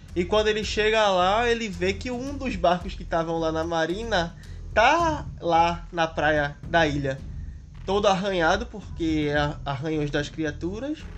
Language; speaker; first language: Portuguese; native; Portuguese